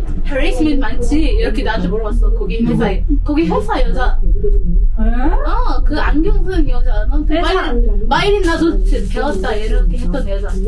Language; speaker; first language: Korean; non-native, fluent; Arabic